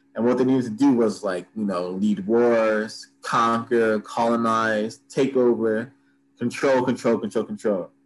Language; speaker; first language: English; native; English